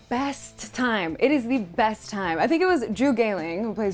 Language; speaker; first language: English; native; English